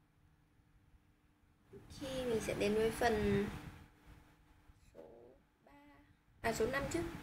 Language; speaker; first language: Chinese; non-native, learner; Vietnamese